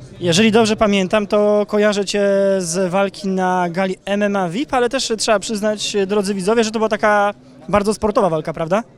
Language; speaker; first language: Polish; native; Polish